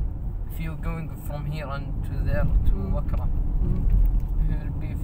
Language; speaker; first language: English; non-native, learner; Arabic